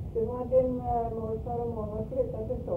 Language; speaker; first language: Swedish; early bilingual, heritage; Swedish